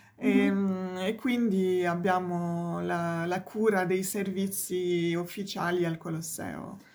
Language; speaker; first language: Italian; non-native, fluent; French